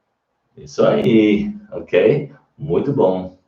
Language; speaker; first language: Portuguese; non-native, fluent; English